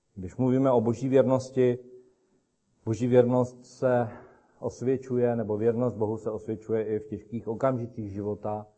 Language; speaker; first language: Czech; native; Czech